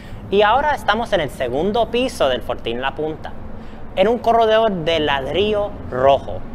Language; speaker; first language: Spanish; early bilingual, heritage; Spanish